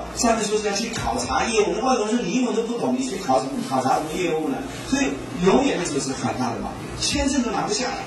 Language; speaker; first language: Chinese; native; Chinese